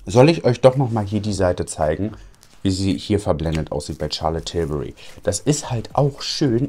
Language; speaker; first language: German; native; German